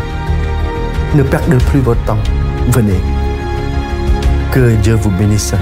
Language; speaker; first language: French; non-native, learner; Khmer